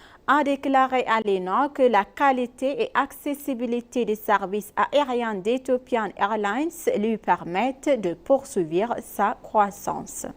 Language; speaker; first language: French; non-native, fluent; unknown